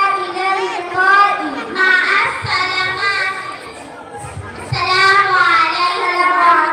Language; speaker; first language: Arabic; non-native, learner; Bangla